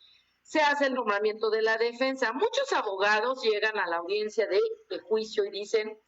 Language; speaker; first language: Spanish; native; Spanish